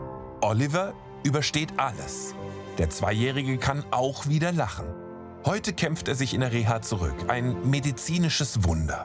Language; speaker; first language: German; native; German